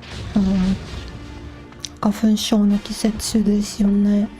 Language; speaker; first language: Japanese; non-native, learner; English